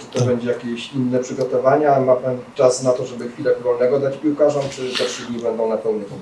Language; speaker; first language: Polish; native; Polish